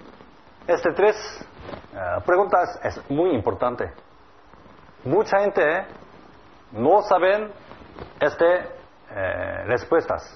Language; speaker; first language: Spanish; non-native, learner; Korean